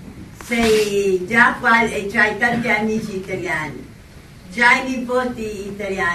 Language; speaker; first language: Italian; non-native, local second language; Somali